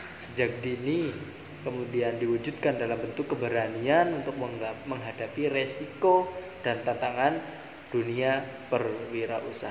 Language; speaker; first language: Indonesian; native; Indonesian